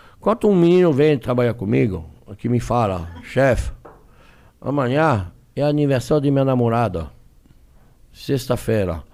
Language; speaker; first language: Portuguese; non-native, fluent; French